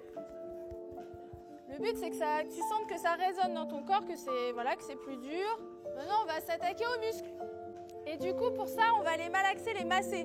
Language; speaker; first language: French; native; French